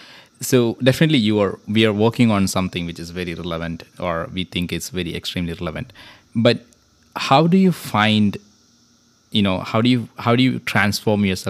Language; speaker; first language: English; non-native, local second language; Malayalam